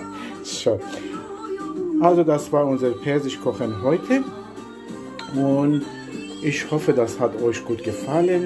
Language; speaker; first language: German; non-native, learner; Persian